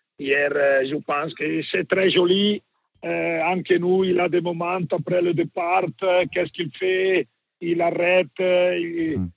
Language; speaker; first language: French; non-native, learner; Italian